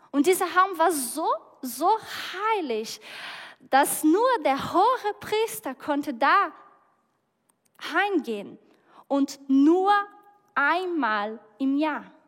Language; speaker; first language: German; non-native, fluent; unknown